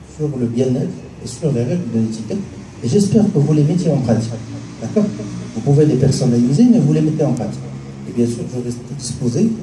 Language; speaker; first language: French; non-native, local second language; Arabic